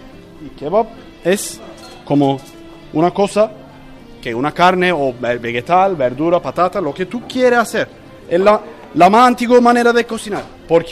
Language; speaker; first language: Spanish; non-native, fluent; Turkish